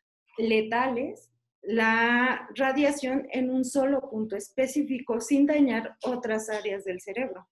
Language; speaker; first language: Spanish; native; Spanish